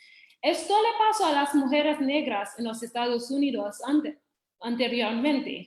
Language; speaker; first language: Spanish; non-native, fluent; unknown